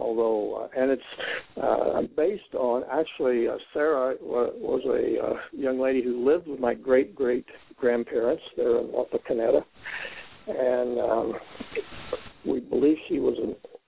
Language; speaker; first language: English; native; English